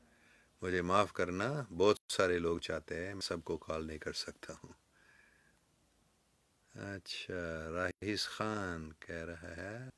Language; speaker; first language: Hindi; non-native, fluent; English